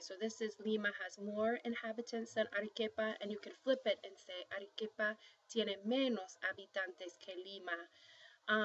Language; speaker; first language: English; native; English